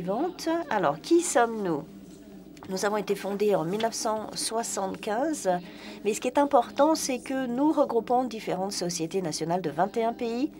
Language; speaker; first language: French; non-native, fluent; Polish